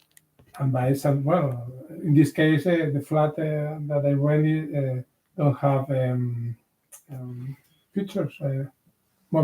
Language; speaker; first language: English; non-native, learner; Spanish